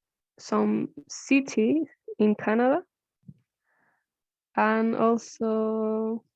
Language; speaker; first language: English; non-native, learner; Spanish